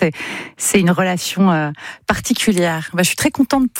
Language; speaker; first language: French; native; French